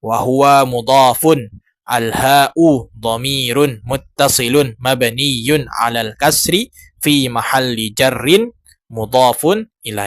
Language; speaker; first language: Arabic; non-native, fluent; Indonesian